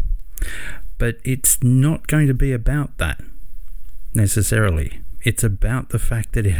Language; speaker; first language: English; native; English